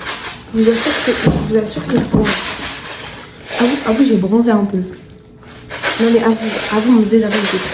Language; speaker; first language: French; native; French